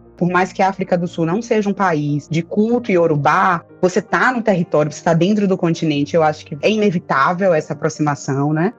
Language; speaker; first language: Portuguese; native; Portuguese